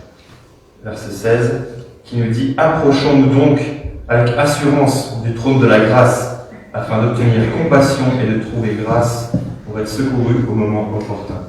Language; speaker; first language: French; native; French